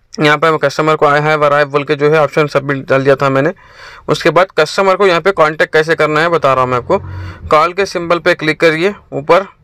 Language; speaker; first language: Hindi; native; Hindi